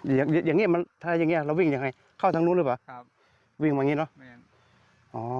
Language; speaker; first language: Thai; native; Thai